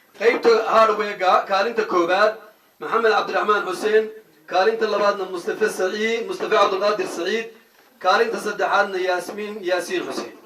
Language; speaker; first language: Somali; native; Somali